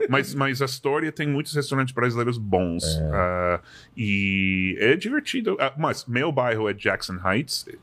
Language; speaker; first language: Portuguese; non-native, fluent; English